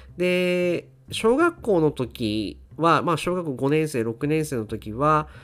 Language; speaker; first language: Japanese; native; Japanese